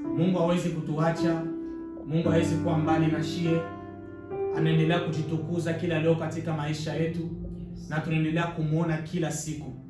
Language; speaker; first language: Swahili; native; Swahili